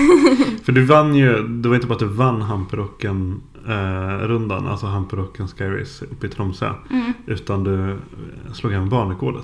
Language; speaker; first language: Swedish; native; Swedish